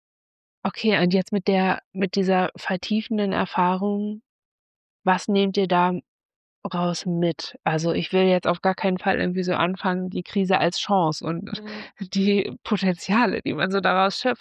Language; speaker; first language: German; native; German